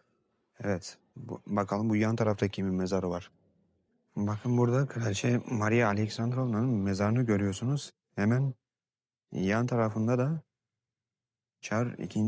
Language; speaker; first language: Turkish; native; Turkish